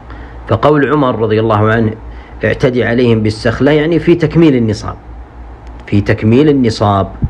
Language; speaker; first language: Arabic; native; Arabic